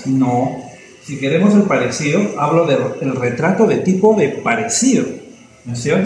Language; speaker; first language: Spanish; native; Spanish